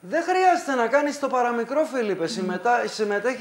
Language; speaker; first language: Greek; native; Greek